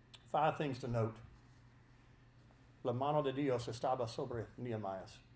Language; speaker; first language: Spanish; non-native, learner; English